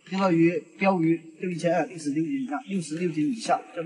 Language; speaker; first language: Chinese; native; Chinese